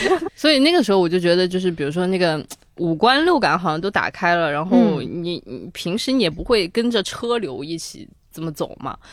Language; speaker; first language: Chinese; native; Chinese